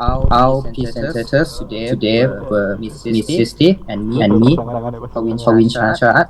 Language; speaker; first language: English; non-native, learner; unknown